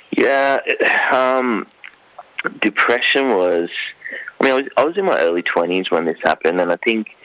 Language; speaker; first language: English; non-native, local second language; Sinhala